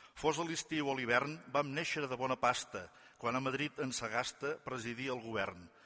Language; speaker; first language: Catalan; native; Catalan